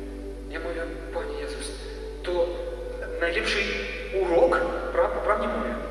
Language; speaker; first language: Polish; non-native, learner; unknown